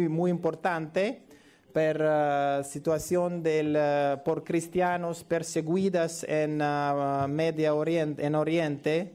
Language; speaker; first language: Spanish; non-native, learner; Russian